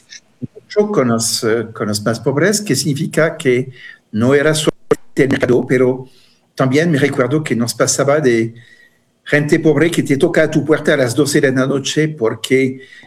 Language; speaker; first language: Spanish; non-native, fluent; French